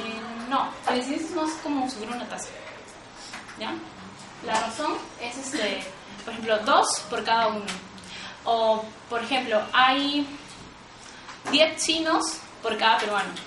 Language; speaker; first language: Spanish; native; Spanish